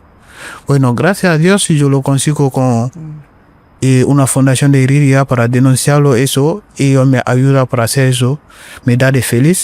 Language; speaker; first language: Spanish; non-native, learner; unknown